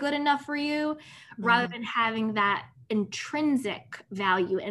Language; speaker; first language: English; native; English